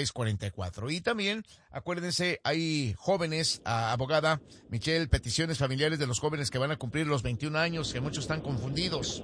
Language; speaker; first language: Spanish; native; Spanish